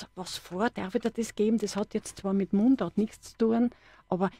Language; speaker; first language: German; native; German